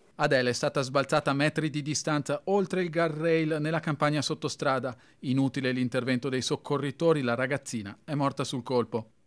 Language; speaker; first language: Italian; native; Italian